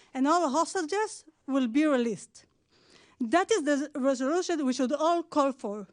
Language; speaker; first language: English; non-native, fluent; Hebrew